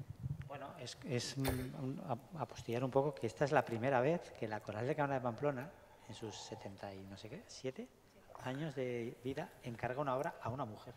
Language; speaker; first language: Spanish; native; Spanish